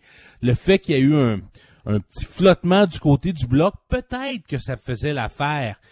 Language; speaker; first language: French; native; French